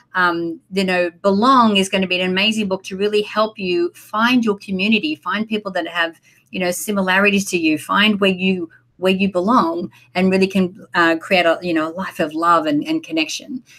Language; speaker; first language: English; native; English